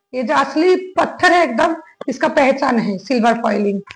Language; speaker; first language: Hindi; non-native, local second language; Bangla